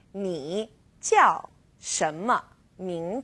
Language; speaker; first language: Chinese; non-native, fluent; English